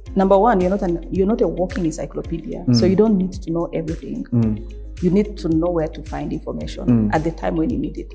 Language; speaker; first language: English; non-native, local second language; Nyankole